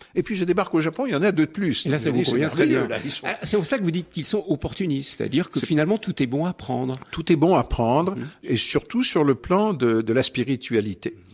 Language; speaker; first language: French; native; French